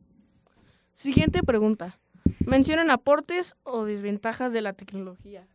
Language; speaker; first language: Spanish; native; Spanish